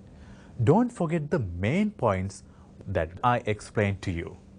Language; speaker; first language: English; non-native, local second language; Sinhala